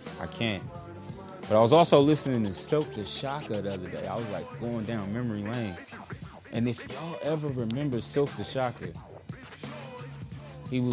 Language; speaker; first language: English; native; English